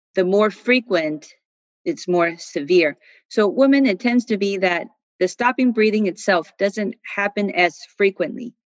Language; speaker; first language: English; non-native, fluent; Chinese